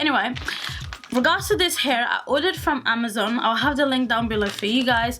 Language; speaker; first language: English; native; English